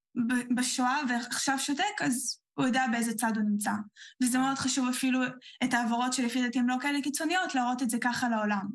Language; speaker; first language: Hebrew; early bilingual, heritage; Hebrew